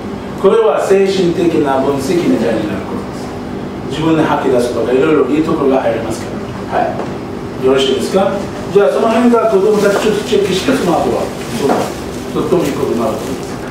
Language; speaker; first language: Japanese; non-native, learner; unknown